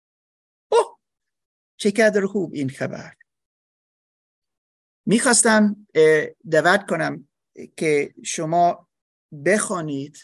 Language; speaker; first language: Persian; non-native, fluent; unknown